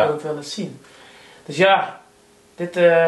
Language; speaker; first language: Dutch; native; Dutch